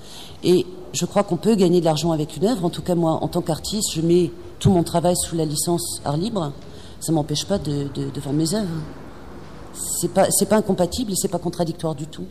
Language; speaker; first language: French; native; French